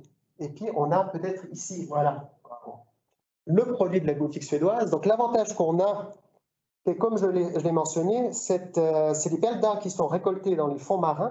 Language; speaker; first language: French; native; French